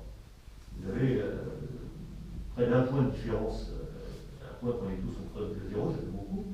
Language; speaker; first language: French; native; French